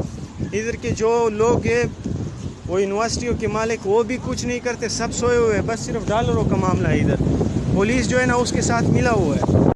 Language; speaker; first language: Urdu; non-native, local second language; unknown